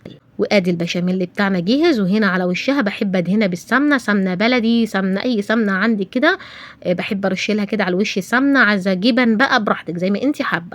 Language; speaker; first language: Arabic; native; Arabic